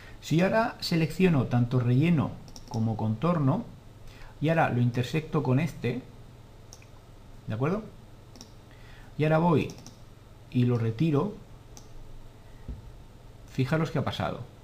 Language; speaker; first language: Spanish; native; Spanish